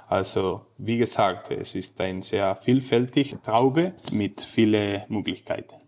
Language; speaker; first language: German; non-native, fluent; Spanish